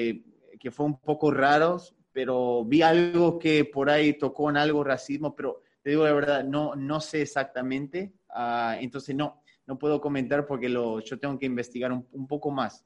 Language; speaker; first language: Spanish; early bilingual, heritage; Spanish